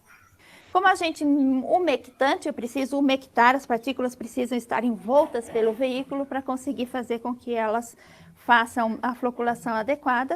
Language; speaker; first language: Portuguese; native; Portuguese